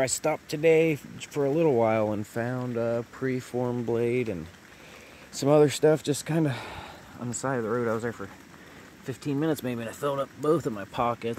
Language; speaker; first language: English; native; English